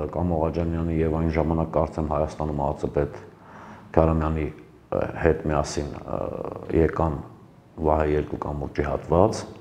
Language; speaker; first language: Armenian; native; Armenian